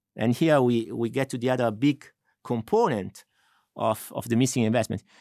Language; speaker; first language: English; non-native, fluent; Italian